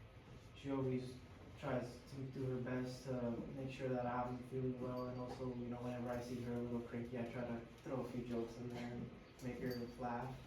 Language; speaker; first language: English; early bilingual, other home language; Spanish